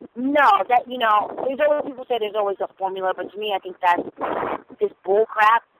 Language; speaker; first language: English; non-native, fluent; German